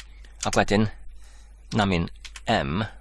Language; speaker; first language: Welsh; non-native, learner; Polish